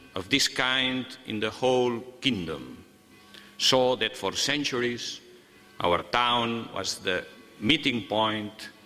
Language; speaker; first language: English; non-native, fluent; Catalan